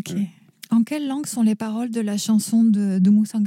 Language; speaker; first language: French; native; French